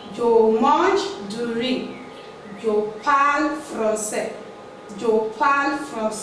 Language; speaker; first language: French; non-native, fluent; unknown